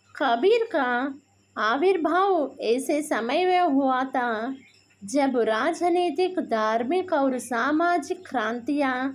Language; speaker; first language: Hindi; non-native, local second language; Telugu